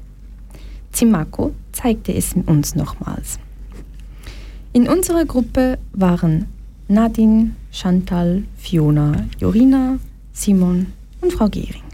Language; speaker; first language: German; early bilingual, other home language; Portuguese